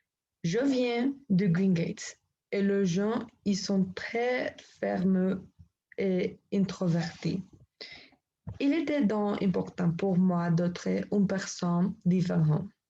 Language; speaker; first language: French; non-native, learner; Spanish